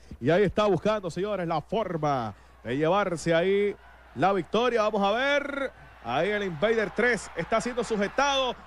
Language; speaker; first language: Spanish; native; Spanish